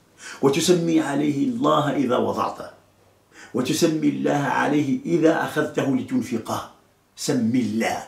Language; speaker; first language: Arabic; native; Arabic